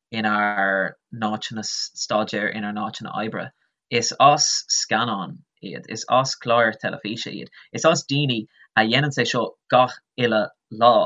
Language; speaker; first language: Irish; non-native, local second language; English